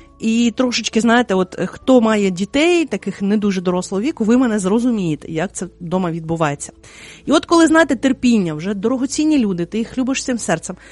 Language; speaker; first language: Ukrainian; native; Ukrainian